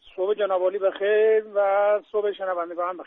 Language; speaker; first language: Persian; native; Persian